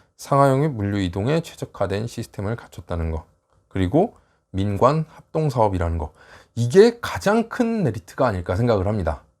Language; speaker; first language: Korean; native; Korean